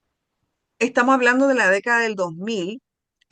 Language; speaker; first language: Spanish; native; Spanish